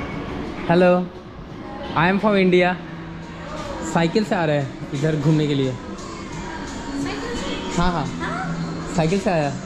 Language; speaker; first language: Hindi; non-native, local second language; Bangla